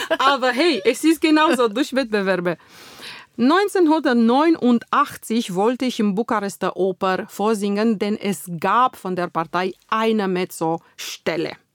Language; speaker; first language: German; non-native, fluent; Romanian